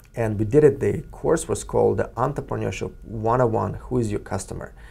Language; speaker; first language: English; non-native, fluent; Russian